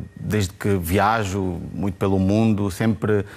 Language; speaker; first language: Portuguese; native; Portuguese